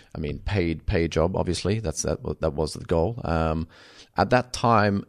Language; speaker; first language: English; native; English